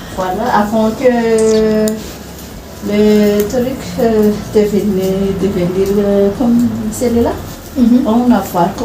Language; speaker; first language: French; non-native, learner; Malagasy